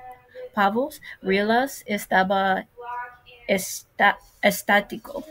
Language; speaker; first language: Spanish; non-native, learner; English